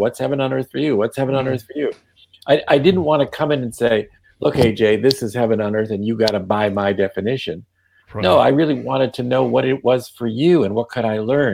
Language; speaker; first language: English; non-native, fluent; Yiddish